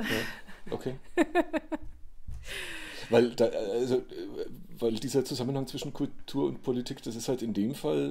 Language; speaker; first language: German; native; German